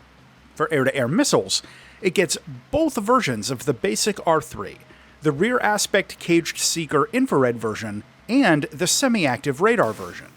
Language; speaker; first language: English; native; English